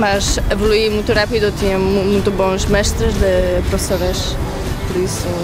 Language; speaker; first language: Portuguese; non-native, learner; Polish